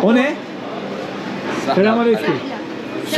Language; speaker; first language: Turkish; native; Turkish